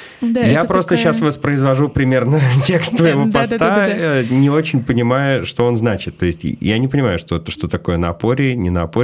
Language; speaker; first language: Russian; native; Russian